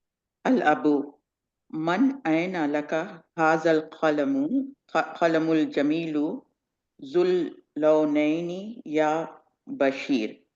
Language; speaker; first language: Arabic; non-native, learner; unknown